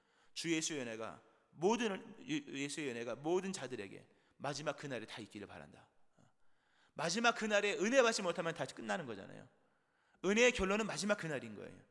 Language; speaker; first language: Korean; native; Korean